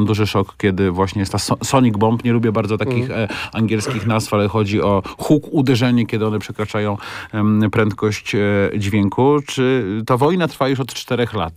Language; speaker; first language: Polish; native; Polish